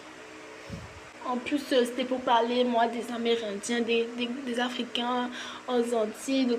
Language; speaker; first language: French; native; French